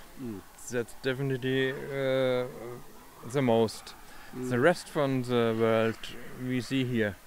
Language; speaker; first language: English; non-native, learner; German